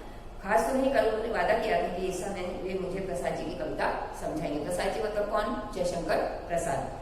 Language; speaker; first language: Hindi; non-native, local second language; Gujarati